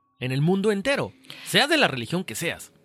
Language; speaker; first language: Spanish; native; Spanish